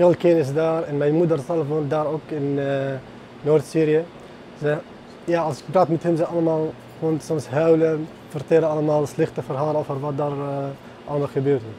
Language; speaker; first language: Dutch; non-native, fluent; Arabic